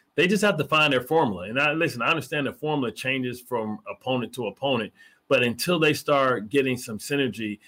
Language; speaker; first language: English; native; English